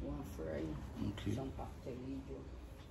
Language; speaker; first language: English; non-native, learner; Spanish